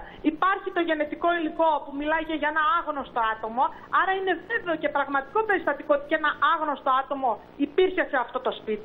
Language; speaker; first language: Greek; native; Greek